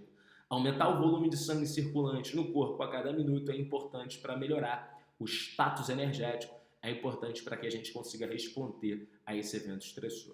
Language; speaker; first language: Portuguese; native; Portuguese